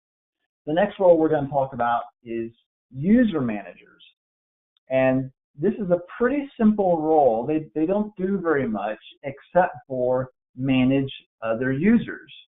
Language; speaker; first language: English; native; English